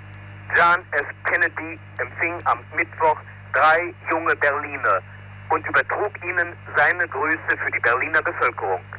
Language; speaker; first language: German; native; German